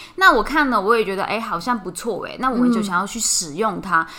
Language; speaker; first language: Chinese; non-native, fluent; Cantonese